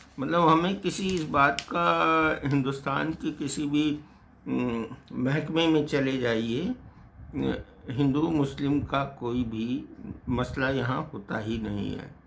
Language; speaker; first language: Hindi; native; Hindi